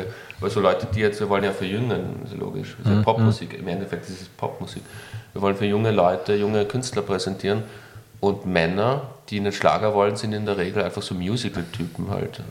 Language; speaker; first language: German; native; German